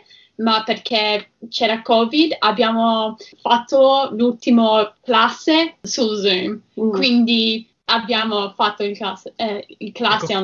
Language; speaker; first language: Italian; non-native, learner; English